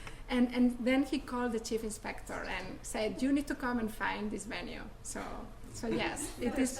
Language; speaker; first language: English; non-native, fluent; Spanish